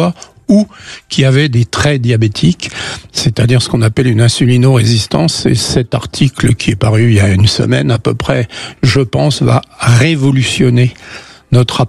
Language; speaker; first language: French; native; French